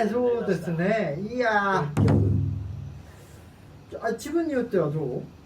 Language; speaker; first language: Japanese; non-native, learner; Korean